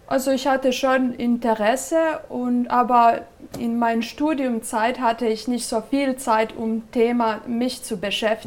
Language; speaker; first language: German; non-native, fluent; Serbian